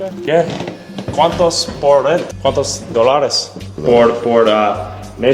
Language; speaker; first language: Spanish; non-native, learner; English